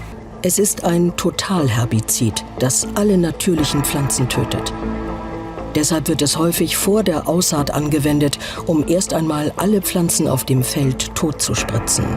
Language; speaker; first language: German; native; German